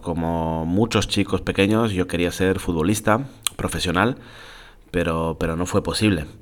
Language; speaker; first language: Spanish; non-native, fluent; French